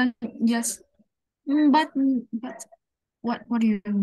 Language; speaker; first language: English; non-native, learner; Vietnamese